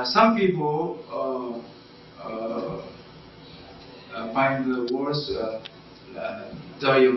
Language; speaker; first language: English; non-native, learner; Japanese